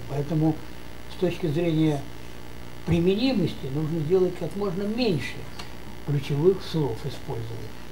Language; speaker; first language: Russian; native; Russian